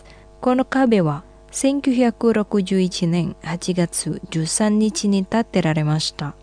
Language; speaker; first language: Japanese; non-native, fluent; Indonesian